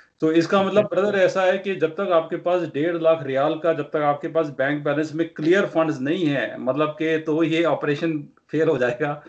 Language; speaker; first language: Hindi; non-native, local second language; Punjabi